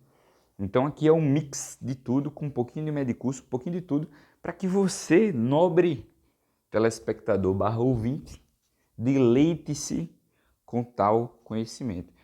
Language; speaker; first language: Portuguese; native; Portuguese